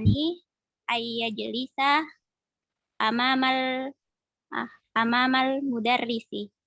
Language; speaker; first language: Arabic; non-native, learner; Indonesian